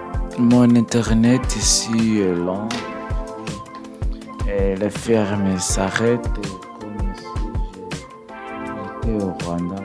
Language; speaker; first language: French; non-native, learner; English